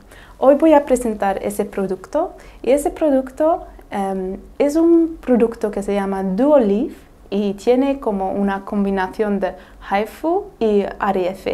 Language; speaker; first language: Spanish; non-native, fluent; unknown